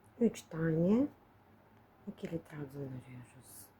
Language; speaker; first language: Turkish; non-native, fluent; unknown